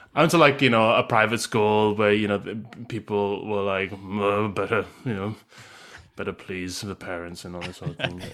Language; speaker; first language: English; native; English